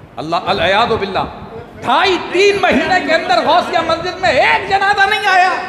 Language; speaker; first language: Urdu; native; Urdu